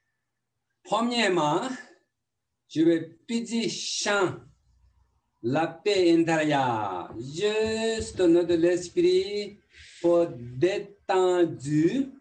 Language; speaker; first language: French; non-native, learner; Tibetan